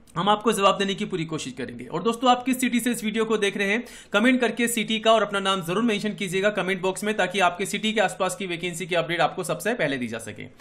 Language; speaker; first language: Hindi; native; Hindi